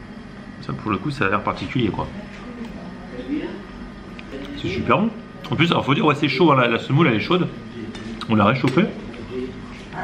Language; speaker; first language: French; native; French